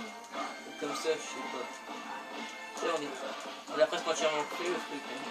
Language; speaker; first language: French; native; French